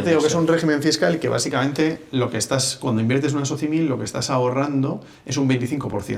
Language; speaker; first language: Spanish; native; Spanish